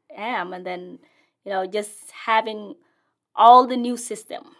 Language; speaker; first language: English; non-native, fluent; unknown